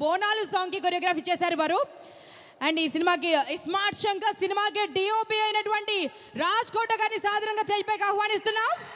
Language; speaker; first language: Telugu; native; Telugu